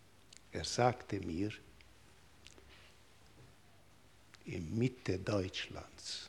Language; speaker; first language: German; non-native, fluent; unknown